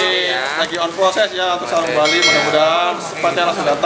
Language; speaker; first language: Indonesian; native; Indonesian